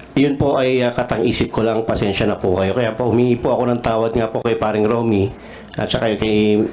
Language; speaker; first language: Filipino; non-native, local second language; Cebuano